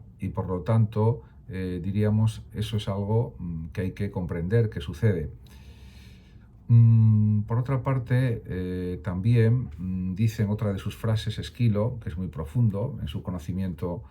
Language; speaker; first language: Spanish; native; Spanish